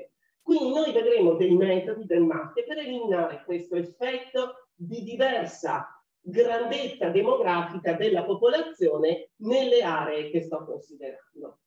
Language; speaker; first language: Italian; native; Italian